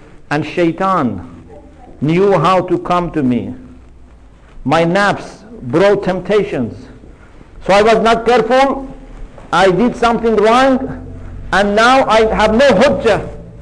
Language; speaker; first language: English; non-native, fluent; Persian